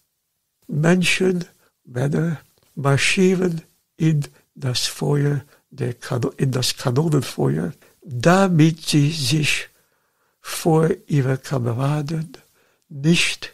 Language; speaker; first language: German; non-native, fluent; Dutch